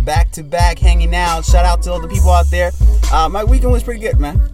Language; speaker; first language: English; early bilingual, other home language; Spanish